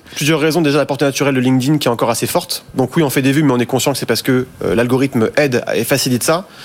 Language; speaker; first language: French; native; French